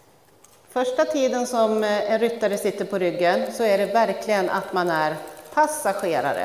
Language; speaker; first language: Swedish; native; Swedish